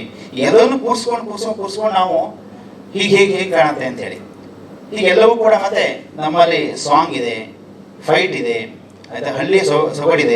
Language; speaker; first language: Kannada; native; Kannada